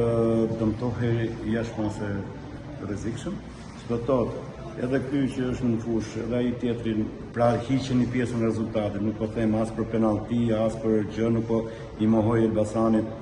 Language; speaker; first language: Albanian; native; Albanian